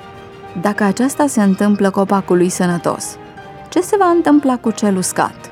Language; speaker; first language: Romanian; native; Romanian